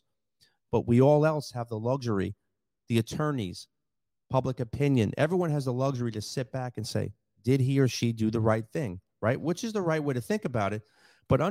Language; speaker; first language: English; native; English